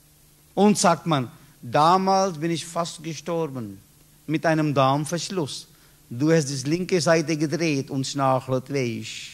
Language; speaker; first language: German; non-native, learner; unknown